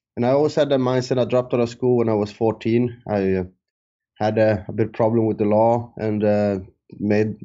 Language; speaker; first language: English; early bilingual, other home language; Spanish